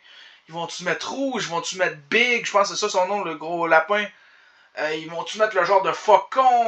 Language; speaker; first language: French; native; French